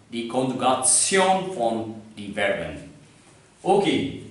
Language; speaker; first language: German; non-native, learner; Hindi